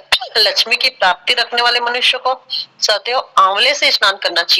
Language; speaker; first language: Hindi; native; Hindi